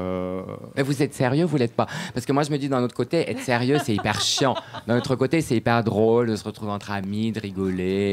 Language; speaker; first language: French; native; French